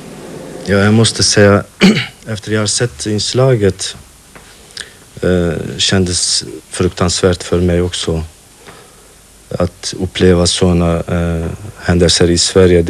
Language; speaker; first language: Swedish; non-native, fluent; Kurdish